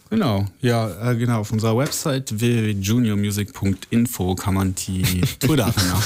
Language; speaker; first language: German; native; German